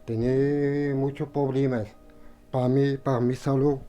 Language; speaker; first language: Spanish; non-native, learner; Arabic